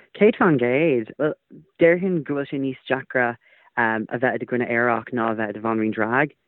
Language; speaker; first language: Irish; non-native, local second language; English